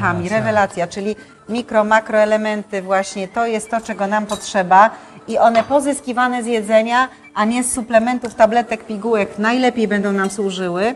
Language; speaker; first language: Polish; native; Polish